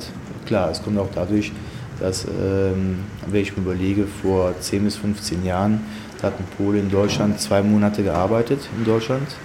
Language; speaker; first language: German; native; German